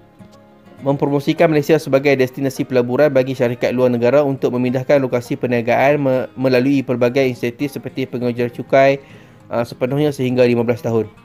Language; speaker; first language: Malay; native; Malay